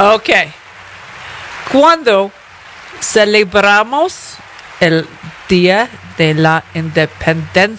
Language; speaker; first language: Spanish; early bilingual, other home language; English